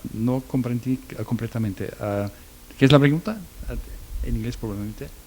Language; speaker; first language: Spanish; non-native, learner; German